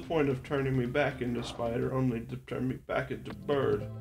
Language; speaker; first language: English; native; English